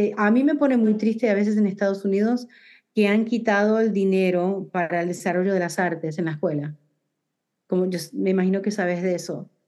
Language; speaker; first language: Spanish; early bilingual, heritage; Spanish